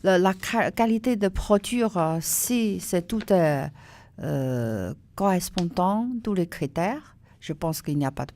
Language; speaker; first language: French; non-native, learner; Chinese